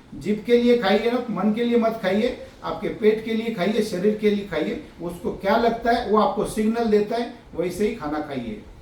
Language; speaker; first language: Hindi; non-native, local second language; Marathi